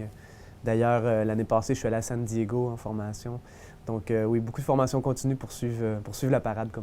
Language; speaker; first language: French; native; French